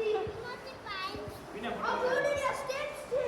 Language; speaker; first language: Gujarati; early bilingual, heritage; Gujarati